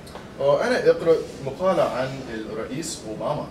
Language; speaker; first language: Arabic; non-native, learner; English